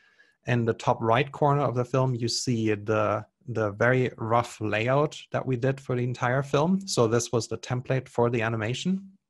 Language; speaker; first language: English; non-native, fluent; German